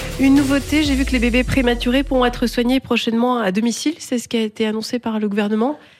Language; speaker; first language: French; native; French